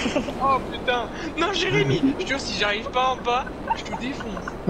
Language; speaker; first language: French; native; French